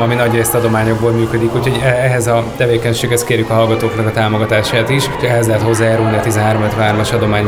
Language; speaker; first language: Hungarian; native; Hungarian